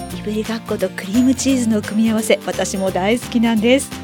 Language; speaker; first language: Japanese; native; Japanese